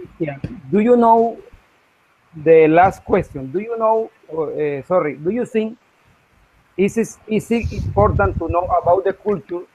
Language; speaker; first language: English; non-native, learner; Spanish